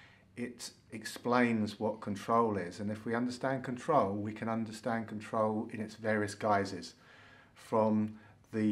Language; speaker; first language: English; native; English